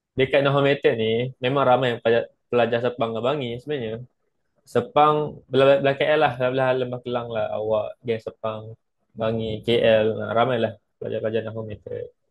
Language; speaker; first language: Malay; native; Malay